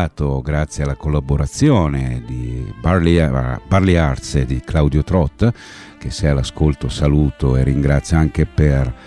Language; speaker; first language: Italian; native; Italian